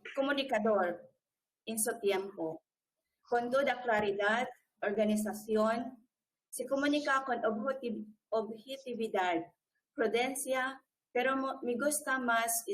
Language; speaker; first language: Spanish; non-native, learner; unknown